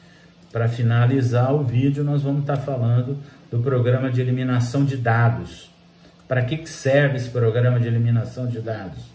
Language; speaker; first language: Portuguese; native; Portuguese